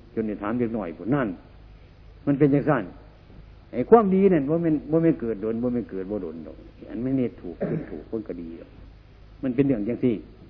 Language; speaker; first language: Thai; native; Thai